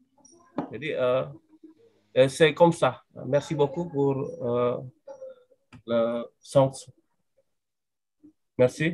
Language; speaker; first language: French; non-native, learner; Indonesian